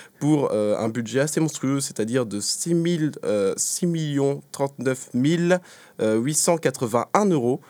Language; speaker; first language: French; native; French